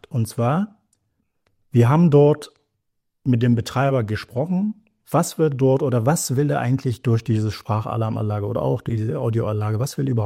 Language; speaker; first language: German; native; German